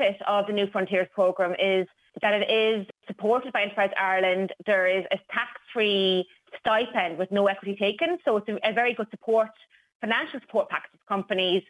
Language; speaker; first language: English; native; English